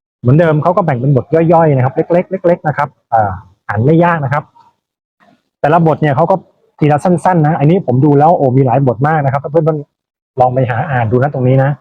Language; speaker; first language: Thai; native; Thai